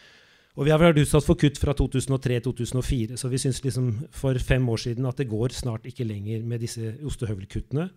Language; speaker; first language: Norwegian; native; Norwegian